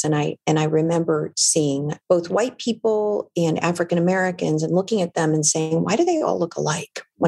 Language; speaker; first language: English; non-native, local second language; Filipino